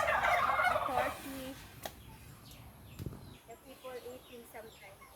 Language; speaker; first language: English; non-native, learner; Filipino